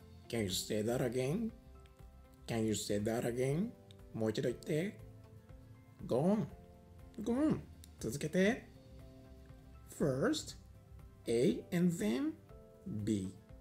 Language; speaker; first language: English; non-native, fluent; Japanese